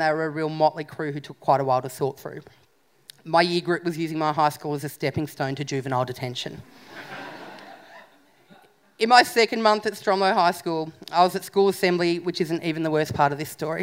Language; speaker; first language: English; native; English